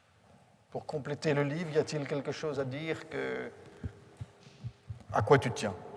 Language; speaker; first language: French; native; French